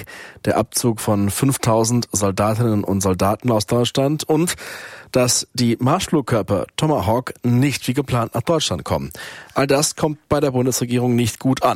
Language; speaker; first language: German; native; German